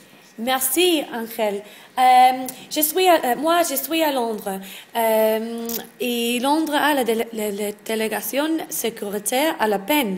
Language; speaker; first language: French; non-native, learner; English